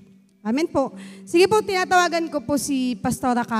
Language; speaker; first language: Filipino; native; Filipino